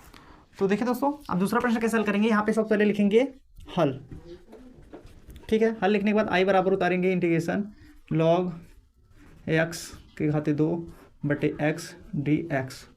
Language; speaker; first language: Hindi; native; Hindi